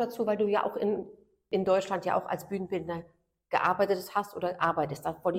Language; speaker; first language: German; native; German